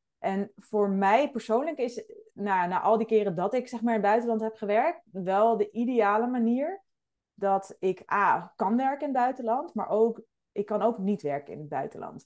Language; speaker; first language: Dutch; native; Dutch